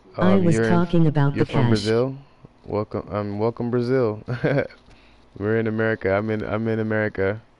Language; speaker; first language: English; native; English